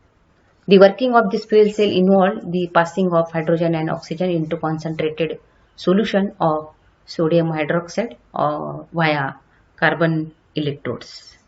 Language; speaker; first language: English; non-native, local second language; Marathi